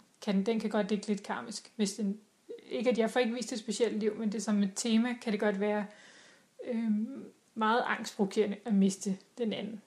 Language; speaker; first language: Danish; native; Danish